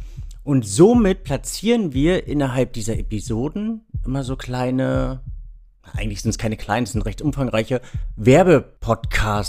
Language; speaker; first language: German; native; German